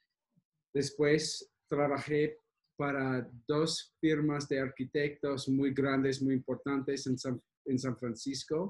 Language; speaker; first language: Spanish; non-native, fluent; English